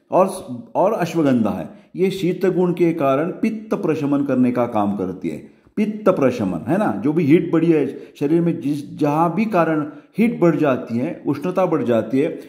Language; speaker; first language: Hindi; non-native, local second language; Marathi